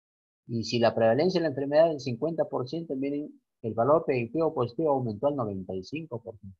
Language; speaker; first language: Spanish; native; Spanish